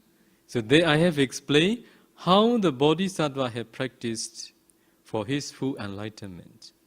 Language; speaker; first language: English; non-native, fluent; Burmese